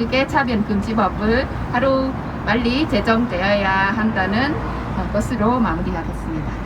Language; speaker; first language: Korean; non-native, fluent; Vietnamese